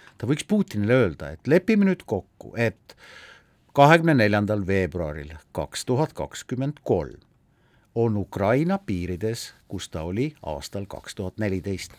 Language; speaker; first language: Estonian; native; Estonian